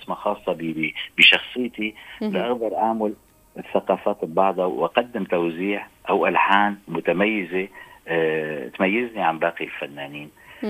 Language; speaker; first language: Arabic; native; Arabic